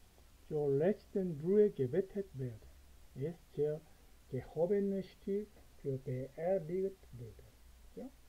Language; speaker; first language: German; non-native, fluent; Korean